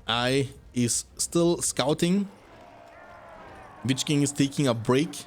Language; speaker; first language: English; non-native, fluent; German